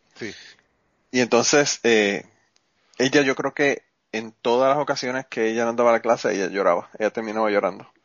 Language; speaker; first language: Spanish; native; Spanish